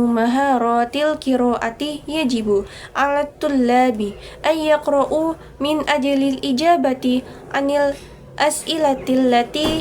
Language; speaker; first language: Arabic; non-native, learner; Indonesian